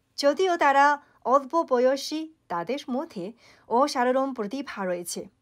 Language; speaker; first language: Bangla; non-native, fluent; Chinese